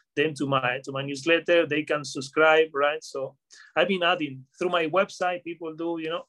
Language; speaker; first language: English; non-native, fluent; Spanish